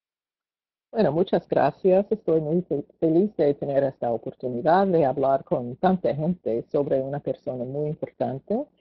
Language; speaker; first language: Spanish; non-native, fluent; English